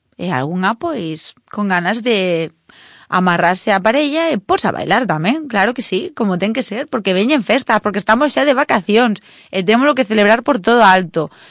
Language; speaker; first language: Galician; native; Galician